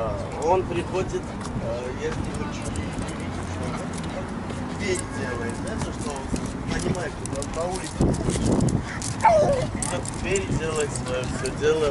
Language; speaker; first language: Russian; non-native, learner; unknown